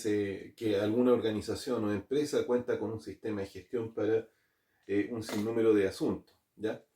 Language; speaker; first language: Spanish; native; Spanish